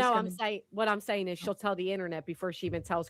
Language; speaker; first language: English; native; English